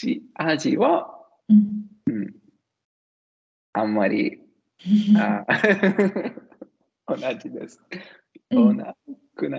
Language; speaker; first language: Japanese; non-native, learner; Italian